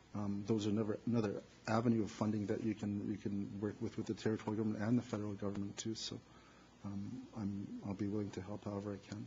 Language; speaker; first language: English; native; English